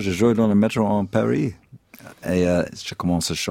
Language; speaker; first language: French; non-native, fluent; English